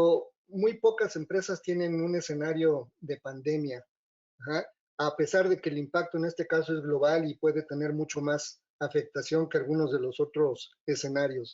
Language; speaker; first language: Spanish; native; Spanish